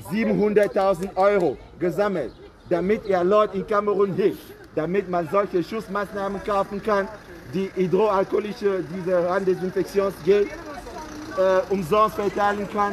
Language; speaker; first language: German; non-native, fluent; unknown